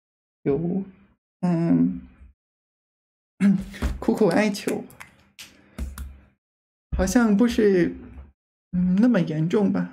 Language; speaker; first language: Chinese; non-native, fluent; English